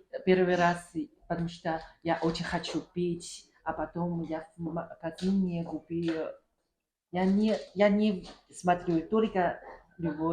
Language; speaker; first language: Russian; non-native, learner; Chinese